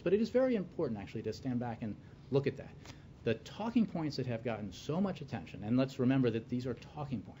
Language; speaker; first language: English; native; English